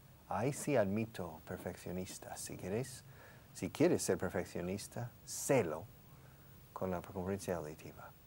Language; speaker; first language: Spanish; non-native, fluent; English